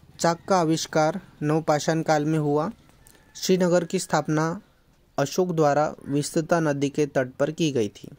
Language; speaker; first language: Hindi; non-native, local second language; Marathi